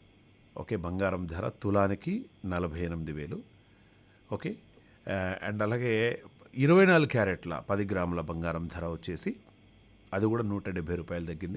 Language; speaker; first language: Telugu; native; Telugu